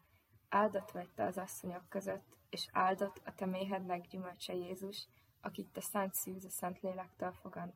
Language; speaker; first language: Hungarian; native; Hungarian